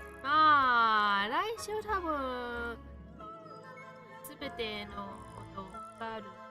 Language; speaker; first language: Japanese; non-native, learner; Chinese